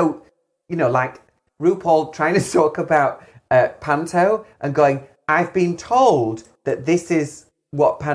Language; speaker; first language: English; native; English